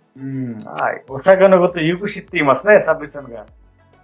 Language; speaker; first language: Japanese; non-native, fluent; Bangla